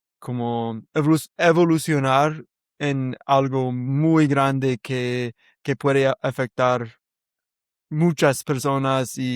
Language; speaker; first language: Spanish; non-native, learner; English